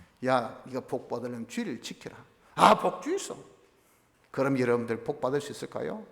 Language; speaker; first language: Korean; native; Korean